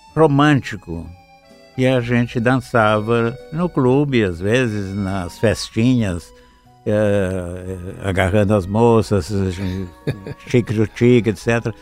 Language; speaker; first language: Portuguese; native; Portuguese